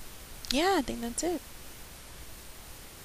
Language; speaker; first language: Hindi; non-native, learner; English